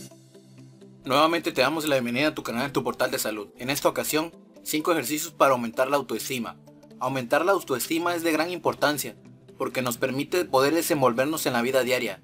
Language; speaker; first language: Spanish; native; Spanish